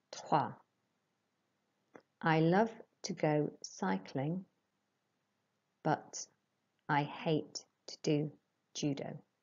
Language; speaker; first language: English; native; English